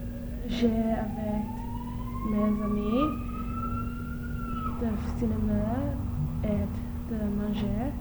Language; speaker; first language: French; non-native, learner; English